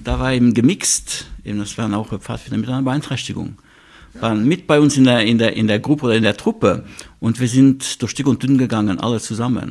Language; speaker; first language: German; non-native, local second language; Luxembourgish